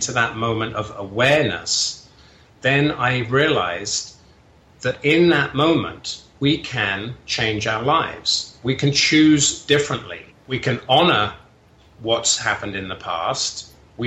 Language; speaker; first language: English; native; English